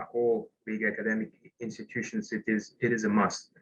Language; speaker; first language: English; non-native, fluent; Greek